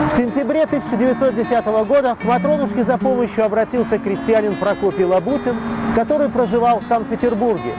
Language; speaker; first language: Russian; native; Russian